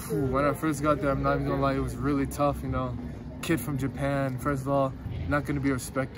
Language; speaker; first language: English; non-native, fluent; Japanese